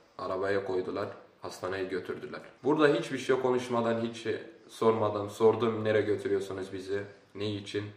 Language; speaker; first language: Turkish; early bilingual, other home language; Arabic